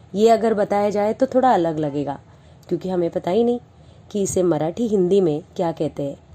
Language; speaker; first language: Hindi; non-native, local second language; Marathi